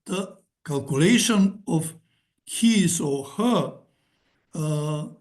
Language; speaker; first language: English; non-native, fluent; Macedonian